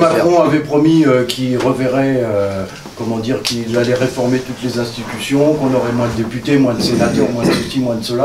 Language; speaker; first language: French; native; French